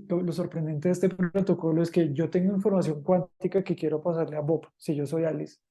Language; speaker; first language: Spanish; native; Spanish